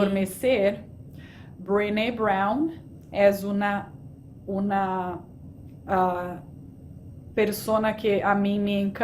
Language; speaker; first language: Spanish; non-native, fluent; Portuguese